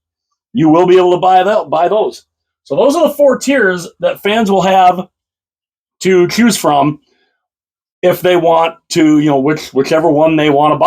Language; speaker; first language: English; native; English